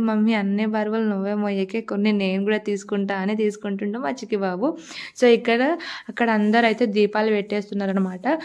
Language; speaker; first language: Telugu; non-native, local second language; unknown